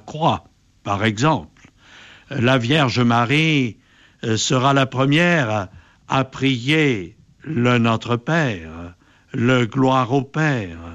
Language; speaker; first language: French; native; French